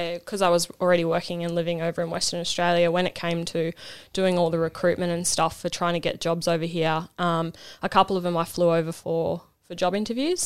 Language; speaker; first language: English; native; English